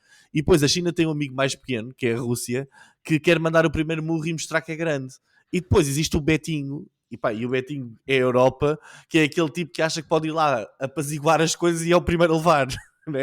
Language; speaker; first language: Portuguese; native; Portuguese